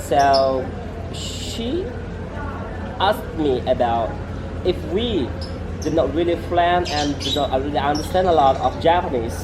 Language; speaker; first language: English; non-native, fluent; Indonesian